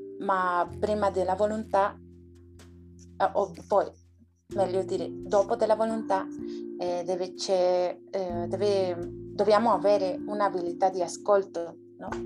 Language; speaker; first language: Italian; non-native, learner; Spanish